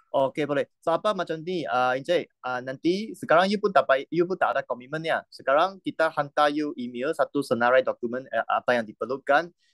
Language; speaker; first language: Malay; non-native, local second language; Chinese